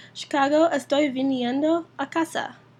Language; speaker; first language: Spanish; non-native, learner; English